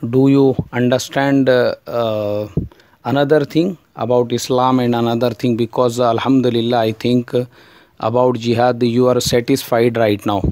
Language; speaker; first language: English; non-native, learner; Urdu